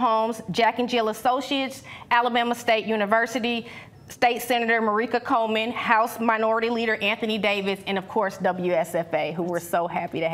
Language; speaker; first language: English; native; English